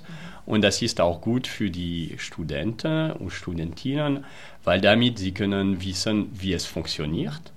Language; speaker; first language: German; non-native, local second language; French